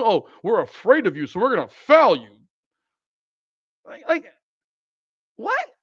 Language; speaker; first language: English; native; English